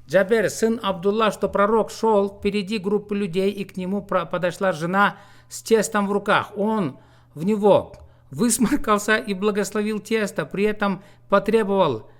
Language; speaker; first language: Russian; non-native, local second language; Kyrgyz